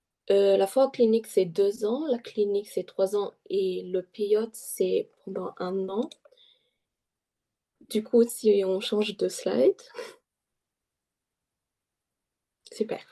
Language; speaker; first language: French; early bilingual, heritage; French